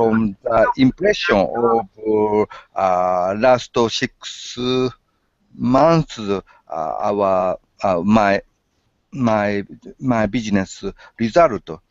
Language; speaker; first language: English; non-native, learner; Japanese